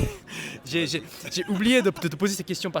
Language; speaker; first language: French; non-native, fluent; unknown